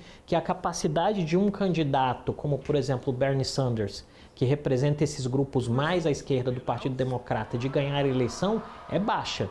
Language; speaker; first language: Portuguese; native; Portuguese